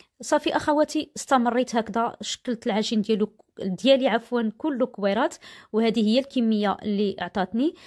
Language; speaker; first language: Arabic; native; Arabic